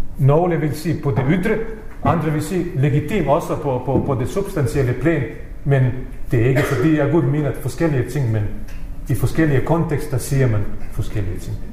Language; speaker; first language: Danish; non-native, fluent; Bosnian